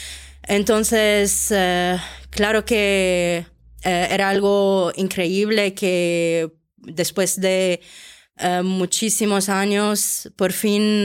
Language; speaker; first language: Spanish; non-native, fluent; Arabic